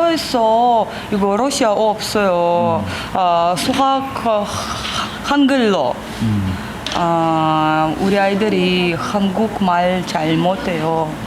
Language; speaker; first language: Korean; non-native, learner; Russian